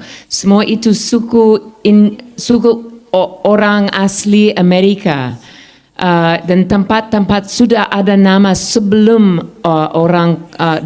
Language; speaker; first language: Indonesian; non-native, fluent; English